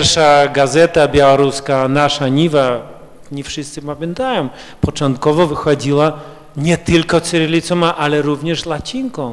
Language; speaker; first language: Polish; early bilingual, heritage; Russian